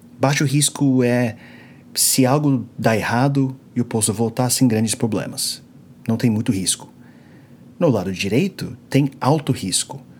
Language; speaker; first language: Portuguese; non-native, fluent; English